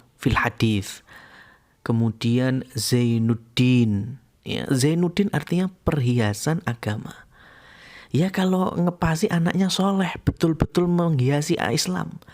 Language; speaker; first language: Indonesian; non-native, local second language; Javanese